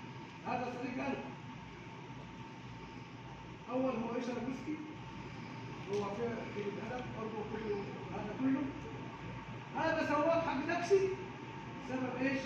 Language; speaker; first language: Arabic; non-native, learner; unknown